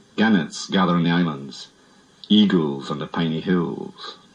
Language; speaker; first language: English; native; English